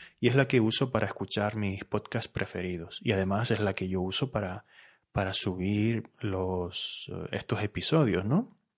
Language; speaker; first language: Spanish; native; Spanish